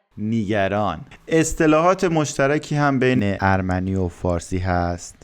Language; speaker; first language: Persian; native; Persian